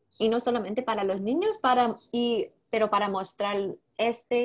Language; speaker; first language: Spanish; non-native, learner; English